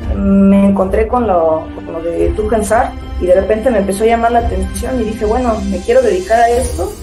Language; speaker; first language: Spanish; native; Spanish